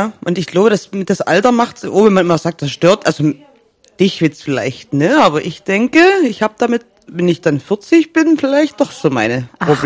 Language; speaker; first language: German; native; German